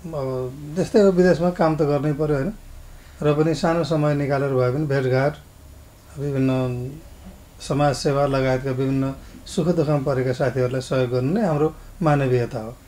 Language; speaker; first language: Nepali; native; Nepali